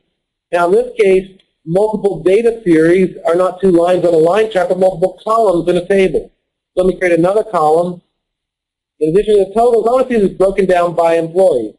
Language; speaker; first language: English; native; English